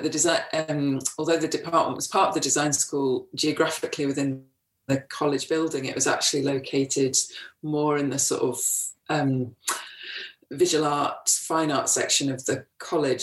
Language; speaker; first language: English; native; English